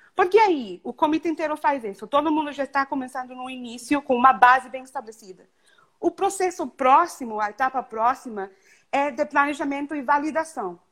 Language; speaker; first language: Portuguese; non-native, fluent; English